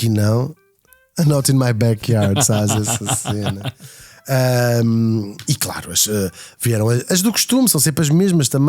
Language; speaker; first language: Portuguese; native; Portuguese